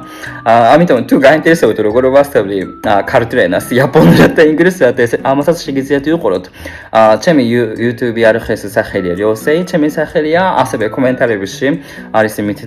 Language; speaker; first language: Georgian; non-native, learner; Japanese